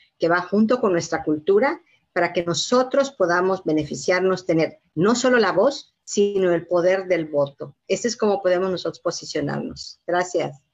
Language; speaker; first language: Spanish; native; Spanish